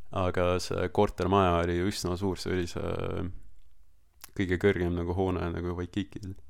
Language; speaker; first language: Estonian; early bilingual, other home language; Russian